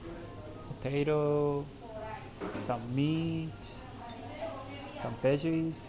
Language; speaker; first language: English; non-native, fluent; Japanese